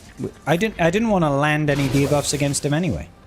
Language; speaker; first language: English; native; English